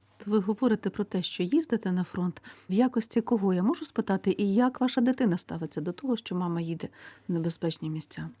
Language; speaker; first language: Ukrainian; native; Ukrainian